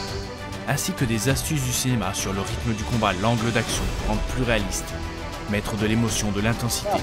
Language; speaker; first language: French; native; French